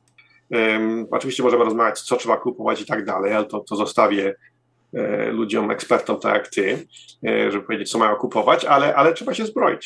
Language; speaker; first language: Polish; early bilingual, heritage; Polish